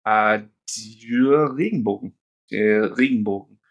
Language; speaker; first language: German; non-native, fluent; English